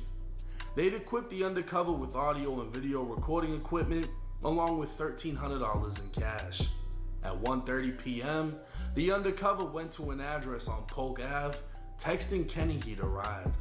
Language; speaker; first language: English; native; English